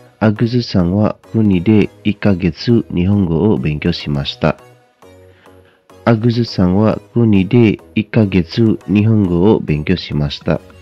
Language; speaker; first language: Japanese; non-native, fluent; Indonesian